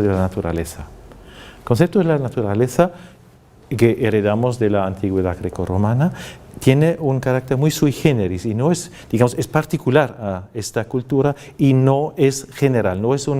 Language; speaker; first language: Spanish; non-native, fluent; German